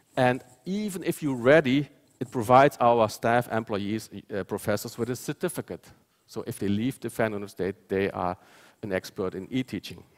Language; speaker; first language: English; non-native, fluent; Dutch